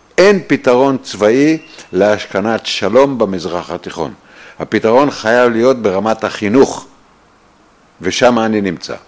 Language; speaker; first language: Hebrew; native; Hebrew